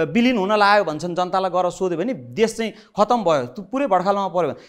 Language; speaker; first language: Nepali; native; Nepali